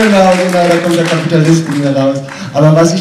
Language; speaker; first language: German; native; German